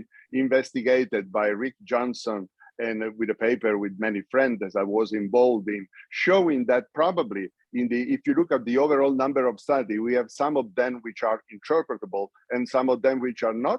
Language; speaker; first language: English; non-native, fluent; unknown